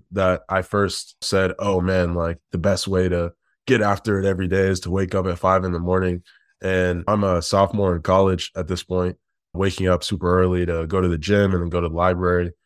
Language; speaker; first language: English; native; English